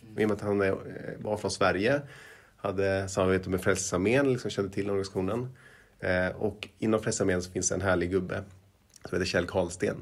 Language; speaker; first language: Swedish; native; Swedish